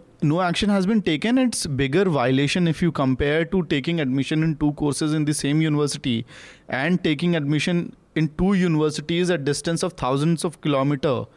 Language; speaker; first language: English; non-native, local second language; Hindi